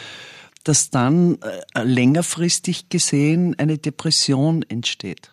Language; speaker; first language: German; native; German